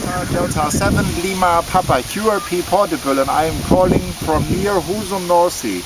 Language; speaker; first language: English; non-native, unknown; German